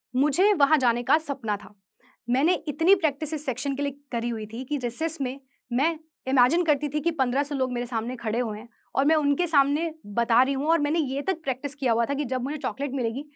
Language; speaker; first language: Hindi; native; Hindi